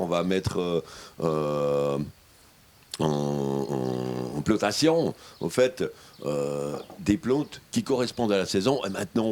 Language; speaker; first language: French; native; French